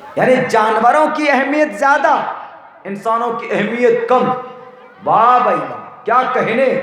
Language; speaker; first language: Urdu; native; Urdu